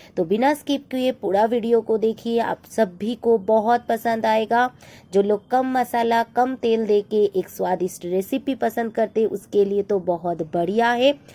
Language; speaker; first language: Hindi; non-native, local second language; Bangla